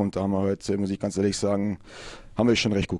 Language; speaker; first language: German; native; German